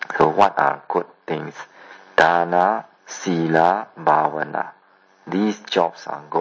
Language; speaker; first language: English; non-native, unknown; Burmese